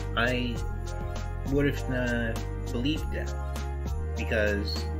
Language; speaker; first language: English; native; English